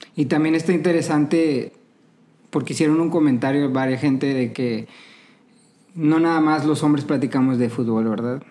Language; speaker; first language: Spanish; native; Spanish